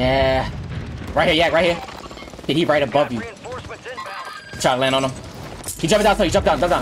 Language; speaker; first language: English; native; English